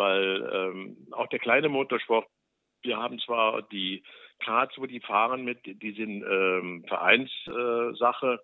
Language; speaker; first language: German; native; German